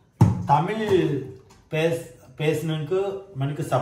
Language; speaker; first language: Tamil; non-native, learner; Telugu